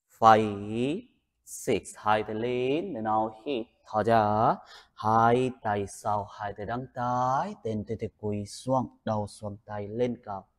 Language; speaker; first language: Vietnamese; non-native, learner; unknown